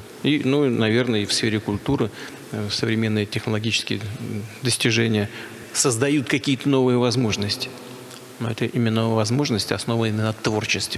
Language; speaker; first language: Russian; native; Russian